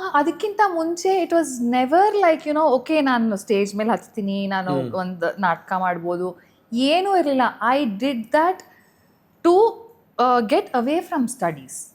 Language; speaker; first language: Kannada; native; Kannada